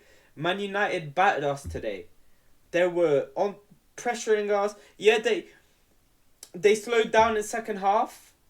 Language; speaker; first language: English; native; English